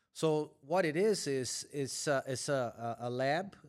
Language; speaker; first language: English; non-native, fluent; Portuguese